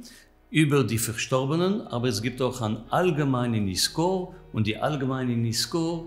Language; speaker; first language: German; non-native, fluent; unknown